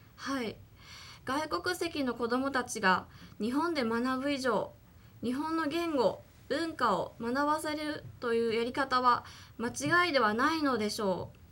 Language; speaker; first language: Japanese; native; Japanese